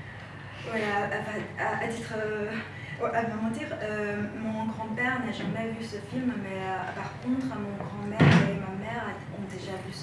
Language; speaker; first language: French; non-native, fluent; Chinese